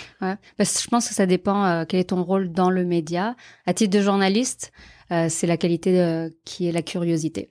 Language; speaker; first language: French; native; French